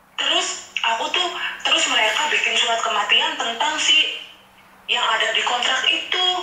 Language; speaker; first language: Indonesian; non-native, local second language; Javanese